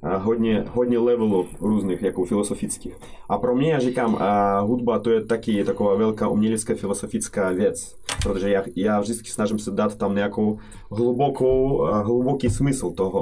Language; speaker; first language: Czech; non-native, learner; Russian